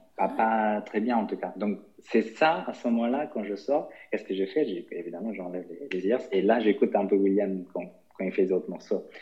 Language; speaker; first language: French; non-native, fluent; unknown